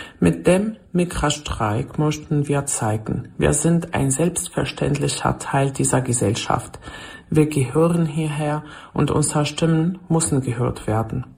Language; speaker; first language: German; non-native, fluent; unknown